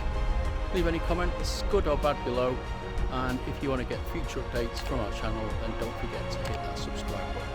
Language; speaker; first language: English; native; English